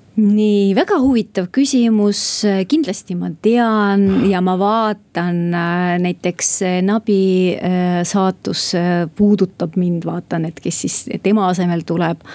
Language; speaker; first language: Estonian; non-native, local second language; Russian